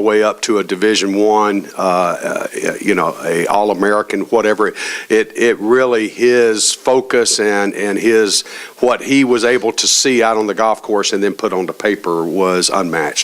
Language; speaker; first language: English; native; English